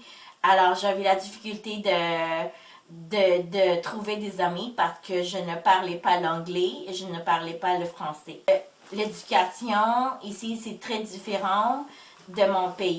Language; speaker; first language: French; early bilingual, other home language; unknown